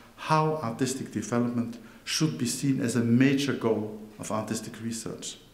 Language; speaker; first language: English; non-native, fluent; Dutch